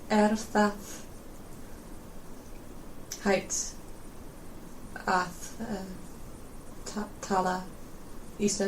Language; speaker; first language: Icelandic; non-native, learner; English